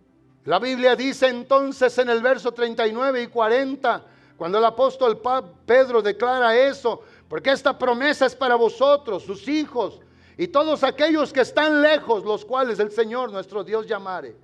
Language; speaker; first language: Spanish; native; Spanish